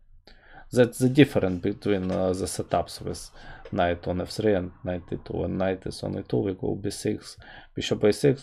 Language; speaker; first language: English; non-native, fluent; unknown